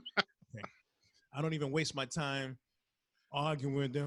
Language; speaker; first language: English; early bilingual, other home language; Spanish